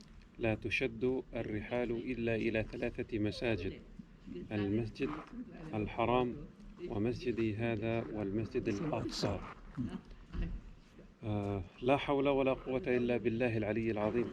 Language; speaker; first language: Indonesian; non-native, learner; Arabic